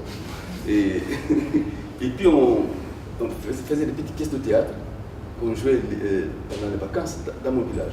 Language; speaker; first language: French; non-native, local second language; Fula